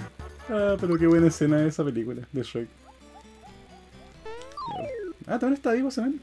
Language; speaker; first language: Spanish; native; Spanish